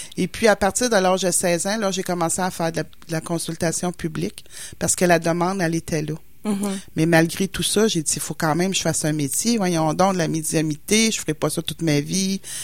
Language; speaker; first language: French; native; French